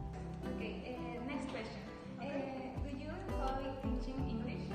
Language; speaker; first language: English; non-native, learner; Spanish